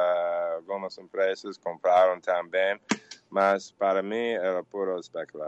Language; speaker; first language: Portuguese; non-native, learner; English